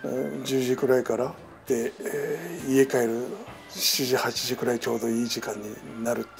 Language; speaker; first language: Japanese; native; Japanese